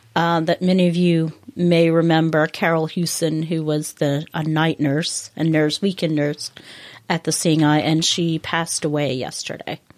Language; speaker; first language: English; native; English